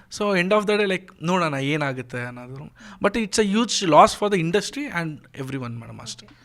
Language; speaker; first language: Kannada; native; Kannada